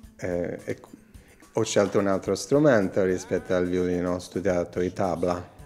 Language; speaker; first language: Italian; non-native, fluent; English